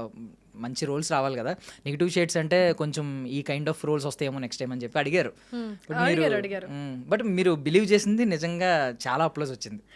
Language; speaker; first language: Telugu; native; Telugu